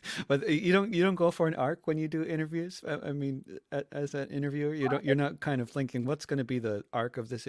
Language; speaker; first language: English; native; English